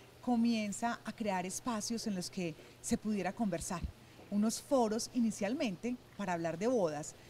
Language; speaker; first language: Spanish; native; Spanish